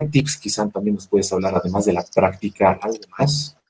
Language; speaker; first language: Spanish; native; Spanish